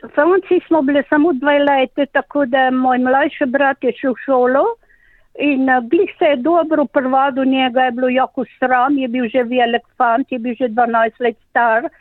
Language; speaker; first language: Slovenian; native; Slovenian